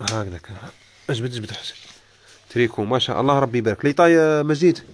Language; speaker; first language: Arabic; native; Arabic